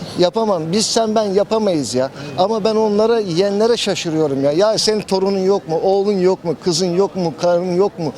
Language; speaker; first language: Turkish; native; Turkish